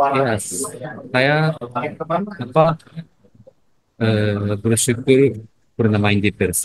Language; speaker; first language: Indonesian; non-native, learner; Japanese